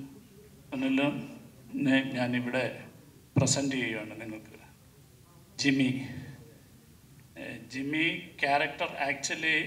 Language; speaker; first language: Tamil; non-native, learner; Malayalam